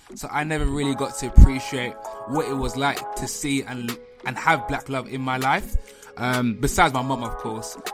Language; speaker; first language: English; native; English